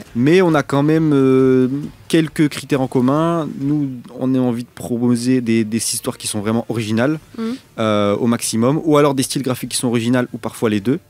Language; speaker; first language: French; native; French